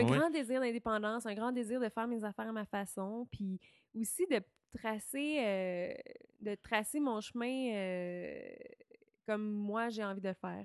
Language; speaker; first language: French; native; French